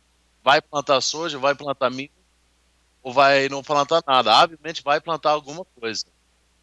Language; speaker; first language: Portuguese; non-native, learner; English